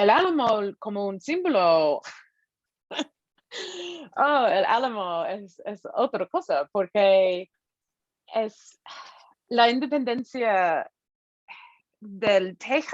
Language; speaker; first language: Spanish; non-native, fluent; English